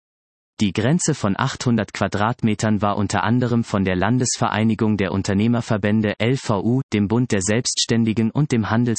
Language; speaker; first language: German; native; German